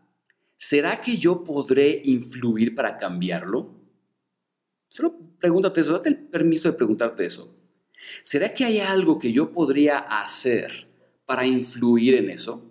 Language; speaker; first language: Spanish; native; Spanish